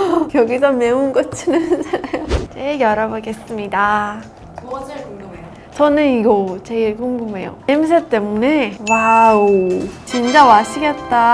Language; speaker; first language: Korean; non-native, fluent; Persian